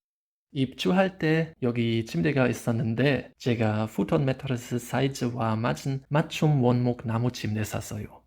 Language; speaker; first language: Korean; non-native, fluent; German